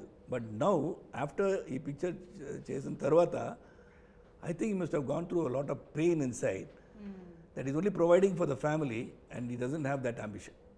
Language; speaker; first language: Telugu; non-native, local second language; Tamil